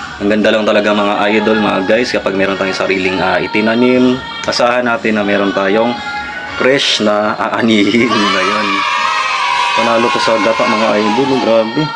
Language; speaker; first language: Filipino; non-native, local second language; Bikol